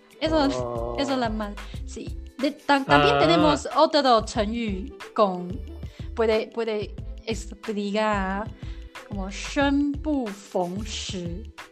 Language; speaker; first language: Spanish; non-native, learner; Chinese